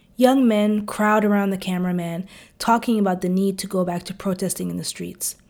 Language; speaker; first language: English; early bilingual, other home language; Arabic